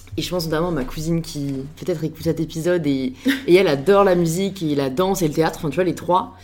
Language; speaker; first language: French; native; French